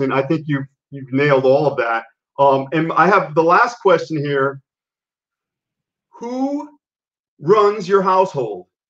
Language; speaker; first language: English; native; English